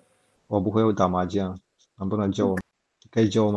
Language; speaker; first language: Chinese; non-native, learner; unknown